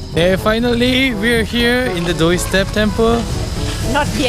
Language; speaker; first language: English; non-native, learner; Korean